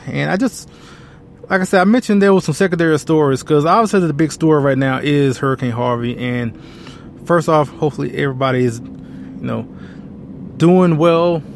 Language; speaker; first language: English; native; English